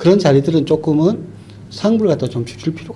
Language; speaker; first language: Korean; native; Korean